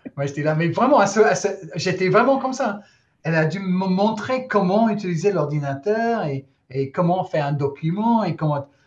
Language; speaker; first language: French; non-native, fluent; English